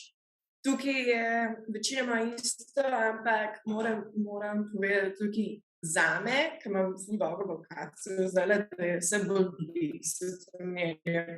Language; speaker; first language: Slovenian; early bilingual, heritage; Slovenian